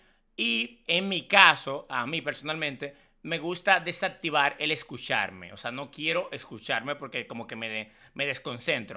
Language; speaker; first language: Spanish; native; Spanish